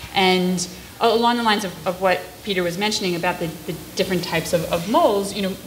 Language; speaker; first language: English; native; English